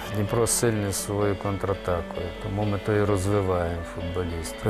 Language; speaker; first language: Ukrainian; native; Ukrainian